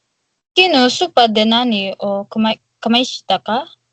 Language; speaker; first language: Japanese; non-native, learner; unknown